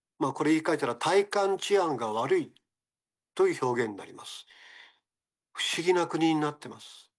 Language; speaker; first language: Japanese; native; Japanese